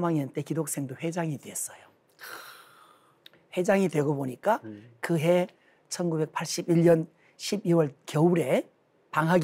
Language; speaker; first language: Korean; native; Korean